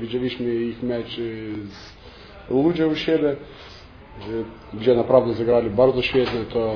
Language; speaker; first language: Polish; non-native, learner; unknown